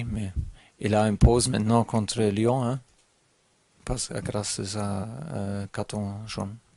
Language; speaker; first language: French; non-native, learner; German